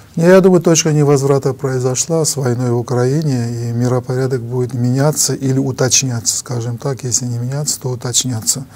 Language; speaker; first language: Russian; non-native, local second language; Armenian